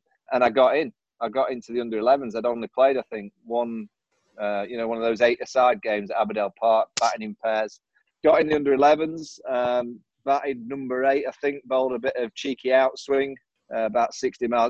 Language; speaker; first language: English; native; English